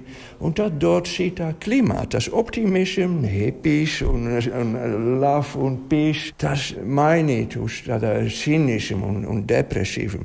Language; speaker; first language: Latvian; non-native, learner; Dutch